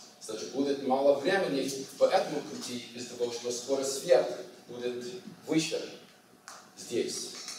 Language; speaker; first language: Russian; non-native, learner; English